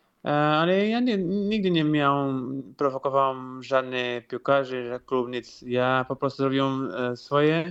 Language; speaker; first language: Polish; non-native, fluent; Portuguese